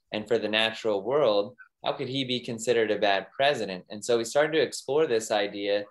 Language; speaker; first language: English; native; English